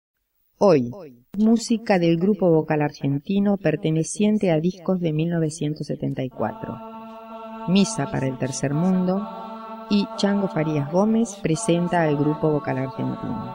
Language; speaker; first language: Spanish; native; Spanish